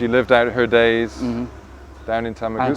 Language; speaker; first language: English; native; English